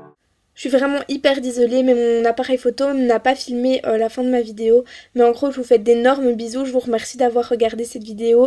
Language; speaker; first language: French; native; French